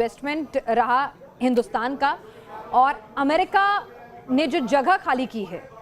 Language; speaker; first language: Hindi; native; Hindi